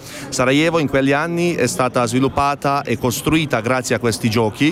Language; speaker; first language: Italian; non-native, fluent; Bosnian